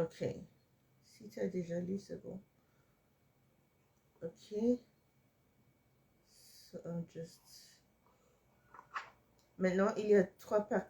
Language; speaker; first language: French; non-native, fluent; English